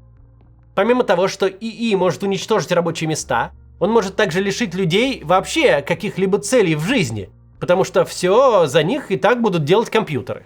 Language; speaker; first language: Russian; native; Russian